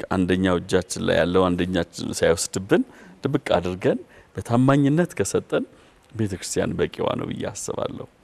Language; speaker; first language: Amharic; native; Amharic